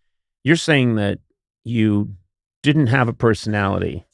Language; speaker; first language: English; native; English